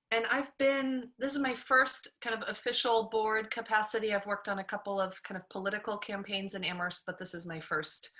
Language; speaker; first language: English; early bilingual, other home language; German